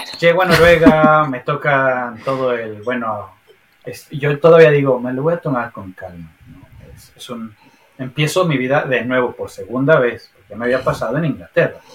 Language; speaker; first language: Spanish; native; Spanish